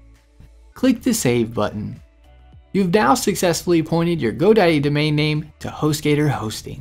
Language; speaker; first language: English; native; English